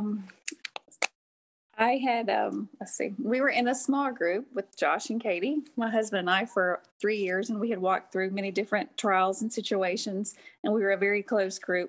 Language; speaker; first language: English; native; English